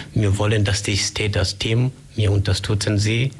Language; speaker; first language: German; non-native, learner; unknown